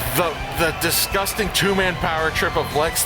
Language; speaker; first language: English; native; English